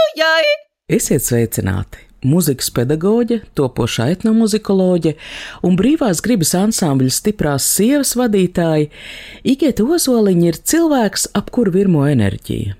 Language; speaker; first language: Latvian; native; Latvian